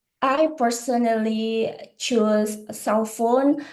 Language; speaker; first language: English; non-native, learner; Indonesian